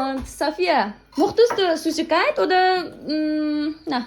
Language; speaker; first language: German; non-native, learner; Uzbek